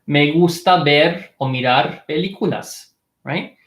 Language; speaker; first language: Spanish; non-native, fluent; English